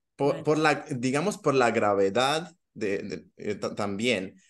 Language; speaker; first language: Spanish; non-native, fluent; Romanian